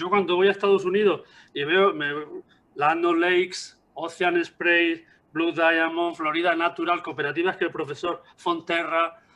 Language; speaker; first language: Spanish; native; Spanish